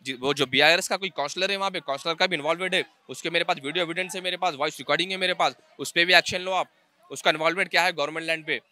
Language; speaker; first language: Hindi; non-native, local second language; Telugu